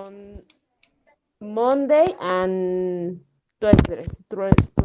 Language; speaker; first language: English; non-native, learner; Spanish